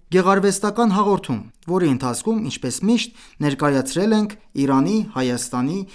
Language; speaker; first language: Armenian; early bilingual, heritage; Armenian